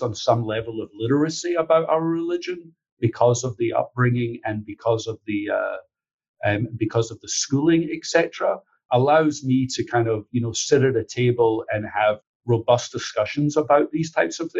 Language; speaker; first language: English; native; English